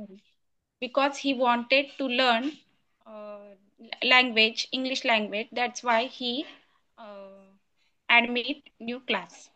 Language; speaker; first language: English; non-native, learner; Marathi